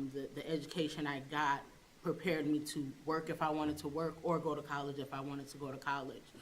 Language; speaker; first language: English; native; English